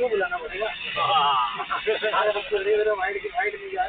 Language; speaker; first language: Hindi; native; Hindi